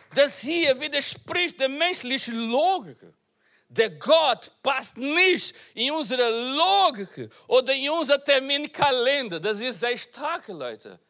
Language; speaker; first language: German; non-native, learner; Portuguese